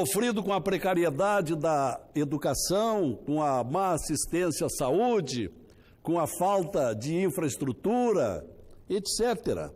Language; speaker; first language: Portuguese; native; Portuguese